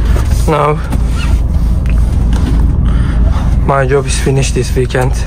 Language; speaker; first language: English; non-native, learner; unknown